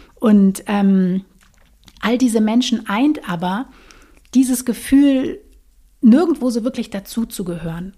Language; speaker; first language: German; native; German